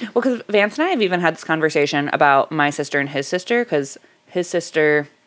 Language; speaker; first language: English; native; English